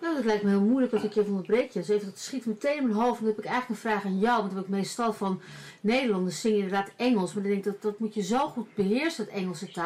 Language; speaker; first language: Dutch; native; Dutch